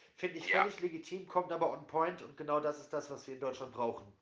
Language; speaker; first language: German; native; German